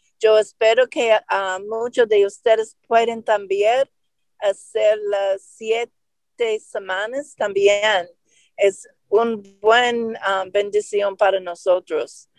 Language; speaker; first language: Spanish; non-native, learner; English